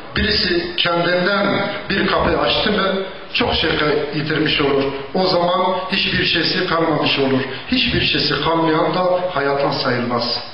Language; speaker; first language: Turkish; non-native, local second language; Zaza